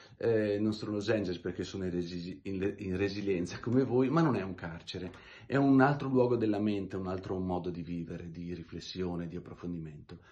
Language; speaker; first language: Italian; native; Italian